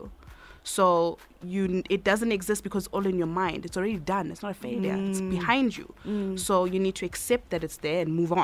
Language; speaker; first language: English; non-native, local second language; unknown